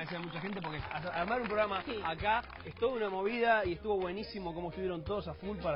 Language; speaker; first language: Spanish; native; Spanish